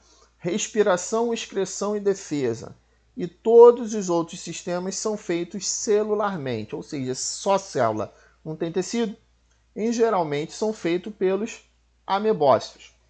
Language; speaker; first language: Portuguese; native; Portuguese